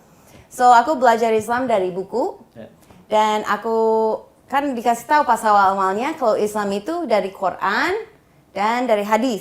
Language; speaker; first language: Indonesian; non-native, fluent; English